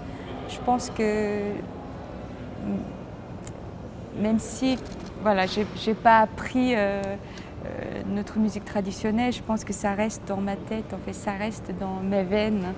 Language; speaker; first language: French; non-native, fluent; Korean